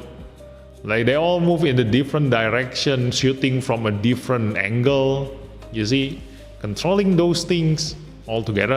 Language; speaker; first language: English; non-native, fluent; Indonesian